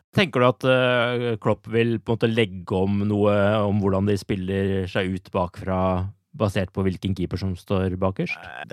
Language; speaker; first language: Norwegian; native; Norwegian